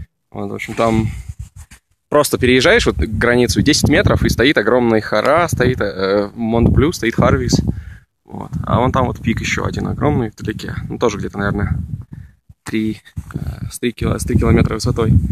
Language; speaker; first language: Russian; native; Russian